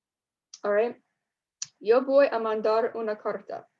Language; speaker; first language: Spanish; non-native, fluent; English